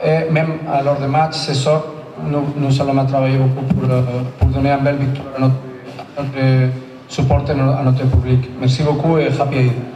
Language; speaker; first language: French; non-native, learner; Spanish